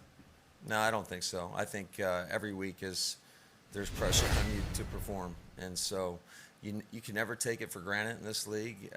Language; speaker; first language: English; native; English